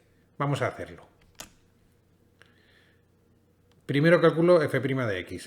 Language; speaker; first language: Spanish; native; Spanish